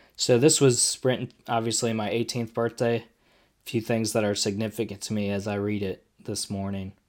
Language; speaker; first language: English; native; English